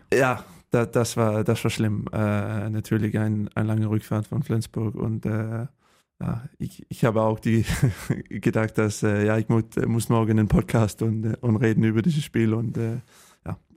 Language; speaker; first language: German; non-native, fluent; Danish